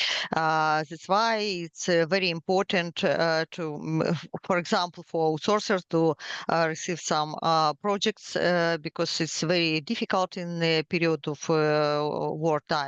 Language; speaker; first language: English; non-native, learner; Ukrainian